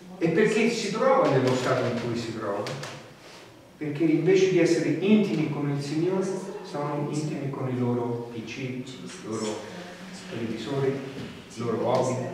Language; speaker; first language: Italian; non-native, fluent; English